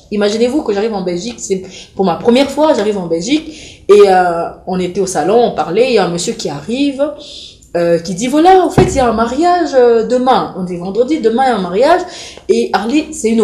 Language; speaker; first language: French; non-native, local second language; Lingala